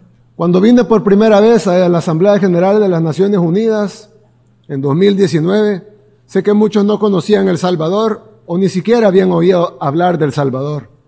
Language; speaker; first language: Spanish; native; Spanish